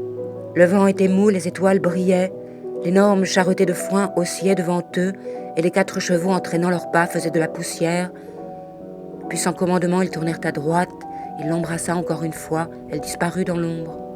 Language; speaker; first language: French; native; French